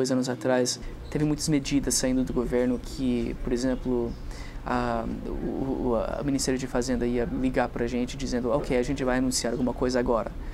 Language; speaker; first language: Portuguese; non-native, fluent; English